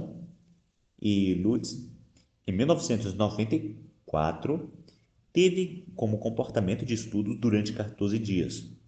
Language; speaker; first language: Portuguese; native; Portuguese